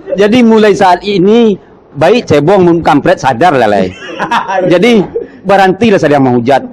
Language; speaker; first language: Indonesian; non-native, local second language; Minangkabau